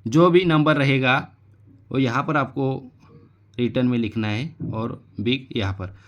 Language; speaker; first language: Hindi; non-native, local second language; Marathi